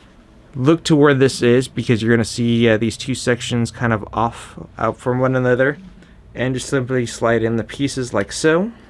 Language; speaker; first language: English; native; English